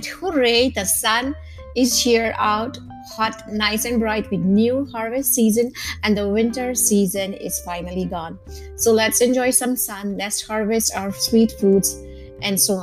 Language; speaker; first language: English; non-native, local second language; Gujarati